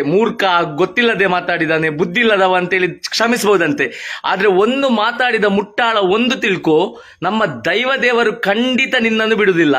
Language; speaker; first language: Kannada; non-native, local second language; Tulu